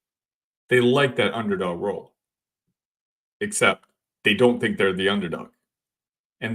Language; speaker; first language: English; native; English